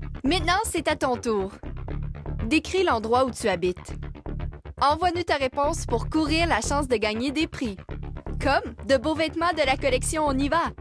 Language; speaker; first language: French; native; French